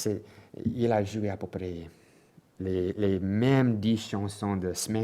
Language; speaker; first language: French; non-native, local second language; English